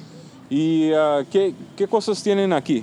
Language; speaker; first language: Spanish; early bilingual, heritage; Spanish